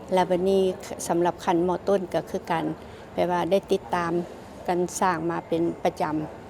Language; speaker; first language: Lao; native; Lao